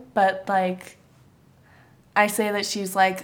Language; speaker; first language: English; native; English